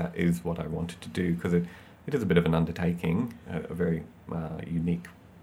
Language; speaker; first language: English; native; English